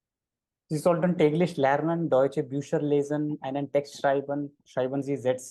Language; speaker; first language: German; non-native, fluent; Hindi